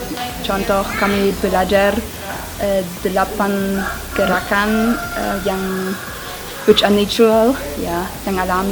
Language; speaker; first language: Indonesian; non-native, fluent; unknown